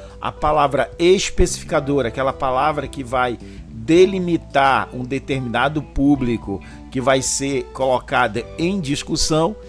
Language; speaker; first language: Portuguese; native; Portuguese